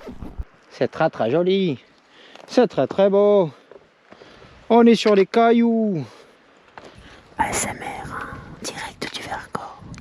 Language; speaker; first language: French; native; French